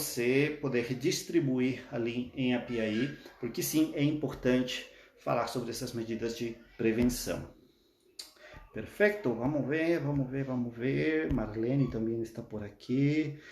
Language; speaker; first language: Portuguese; non-native, fluent; Spanish